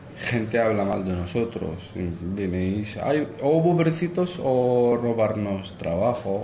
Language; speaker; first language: Spanish; non-native, fluent; Arabic